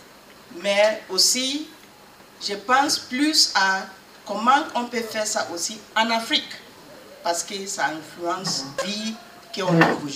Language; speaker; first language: French; non-native, learner; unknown